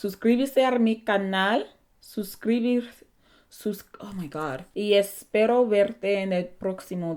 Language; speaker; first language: Spanish; non-native, learner; English